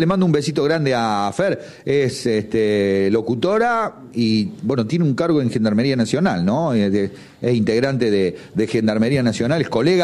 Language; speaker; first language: Spanish; native; Spanish